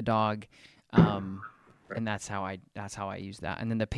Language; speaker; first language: English; native; English